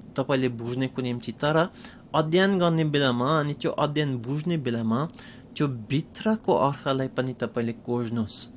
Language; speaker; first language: Nepali; non-native, fluent; English